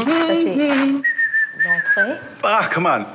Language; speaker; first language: French; non-native, fluent; English